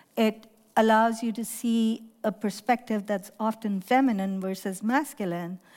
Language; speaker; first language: English; non-native, local second language; Urdu